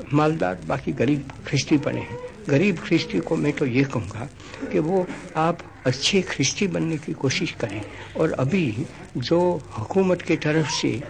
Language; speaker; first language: Hindi; non-native, local second language; Gujarati